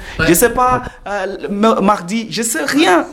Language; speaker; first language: French; non-native, learner; Portuguese